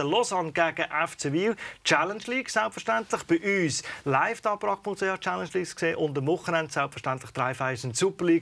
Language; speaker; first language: German; native; German